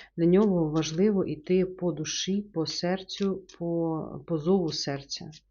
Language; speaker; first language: Ukrainian; non-native, local second language; Russian